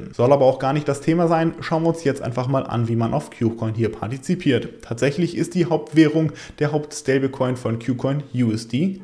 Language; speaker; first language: German; native; German